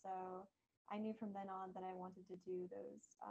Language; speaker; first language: English; native; English